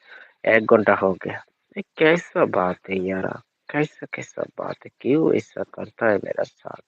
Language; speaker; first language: Hindi; non-native, learner; Bangla